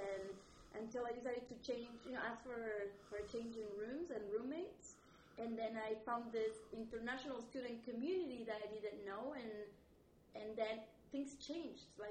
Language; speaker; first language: English; non-native, fluent; Spanish